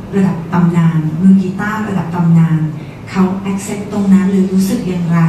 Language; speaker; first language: Thai; native; Thai